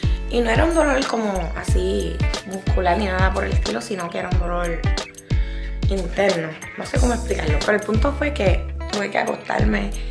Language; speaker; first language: Spanish; early bilingual, heritage; Spanish